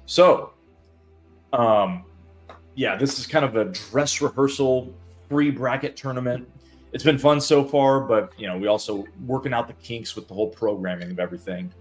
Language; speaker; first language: English; native; English